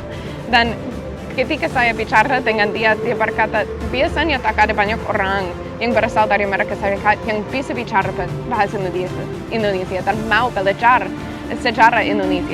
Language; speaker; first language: Indonesian; non-native, fluent; English